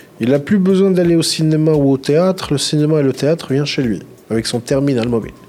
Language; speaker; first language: French; non-native, local second language; Arabic